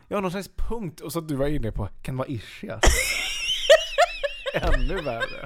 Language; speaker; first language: Swedish; native; Swedish